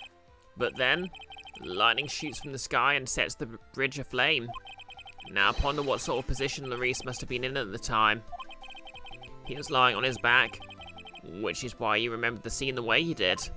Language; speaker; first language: English; native; English